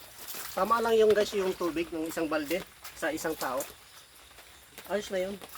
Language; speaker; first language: Filipino; non-native, local second language; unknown